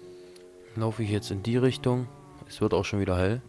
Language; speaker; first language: German; native; German